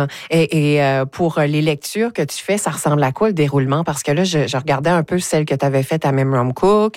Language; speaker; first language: French; native; French